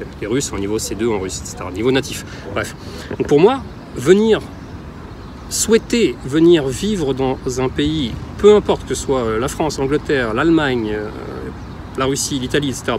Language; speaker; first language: French; native; French